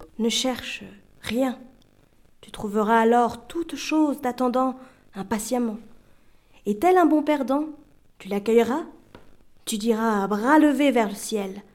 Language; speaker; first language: French; non-native, local second language; Arabic